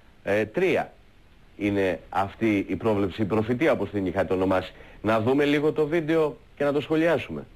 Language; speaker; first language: Greek; native; Greek